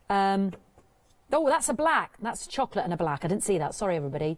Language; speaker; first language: English; native; English